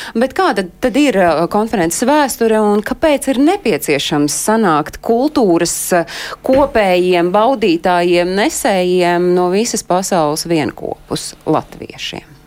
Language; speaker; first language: Latvian; native; Latvian